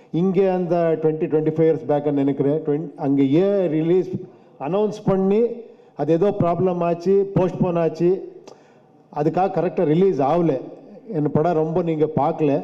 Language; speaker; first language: Tamil; non-native, fluent; Kannada